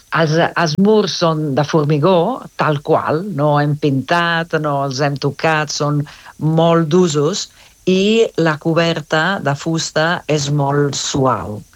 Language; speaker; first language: Catalan; non-native, fluent; Italian